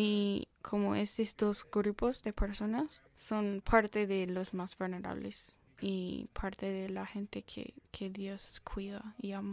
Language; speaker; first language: Spanish; non-native, fluent; English